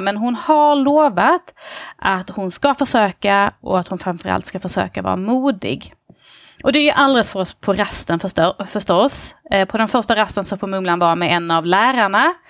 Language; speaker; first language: Swedish; native; Swedish